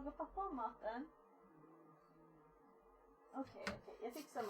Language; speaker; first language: Swedish; native; Swedish